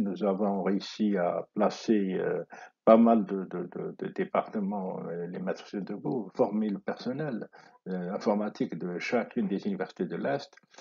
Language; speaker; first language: French; non-native, local second language; Arabic